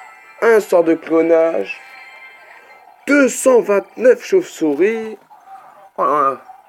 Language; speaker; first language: French; native; French